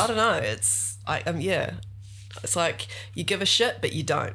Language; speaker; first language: English; native; English